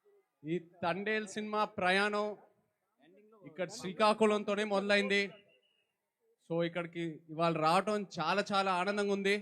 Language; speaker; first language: Telugu; native; Telugu